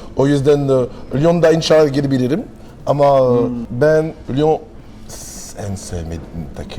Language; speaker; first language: Turkish; non-native, learner; French